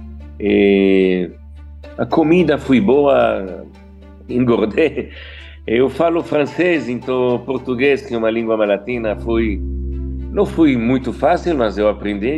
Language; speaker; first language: Portuguese; non-native, fluent; Hebrew